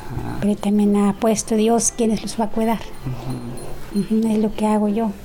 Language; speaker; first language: Spanish; native; Spanish